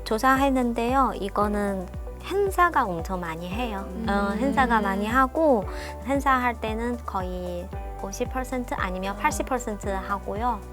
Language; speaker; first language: Korean; non-native, learner; Chinese